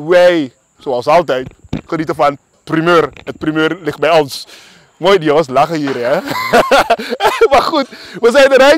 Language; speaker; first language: Dutch; native; Dutch